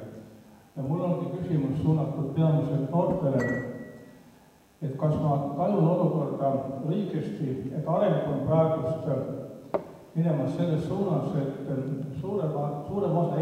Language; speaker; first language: Estonian; non-native, local second language; Russian